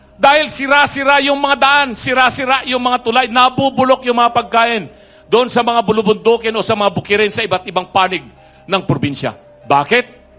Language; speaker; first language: Filipino; non-native, local second language; Iloko